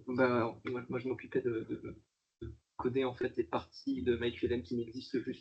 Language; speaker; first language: French; native; French